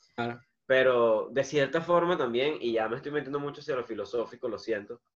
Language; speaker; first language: Spanish; native; Spanish